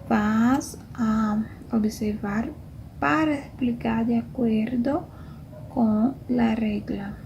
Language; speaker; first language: Spanish; non-native, fluent; Portuguese